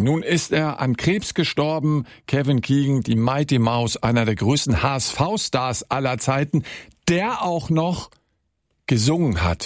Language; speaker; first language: German; native; German